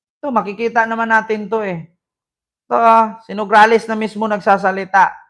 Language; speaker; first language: Filipino; non-native, local second language; Cebuano